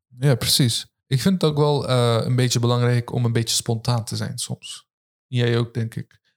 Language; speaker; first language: Dutch; early bilingual, other home language; Turkish